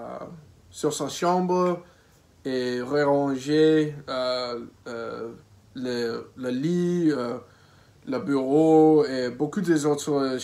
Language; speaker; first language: French; non-native, learner; English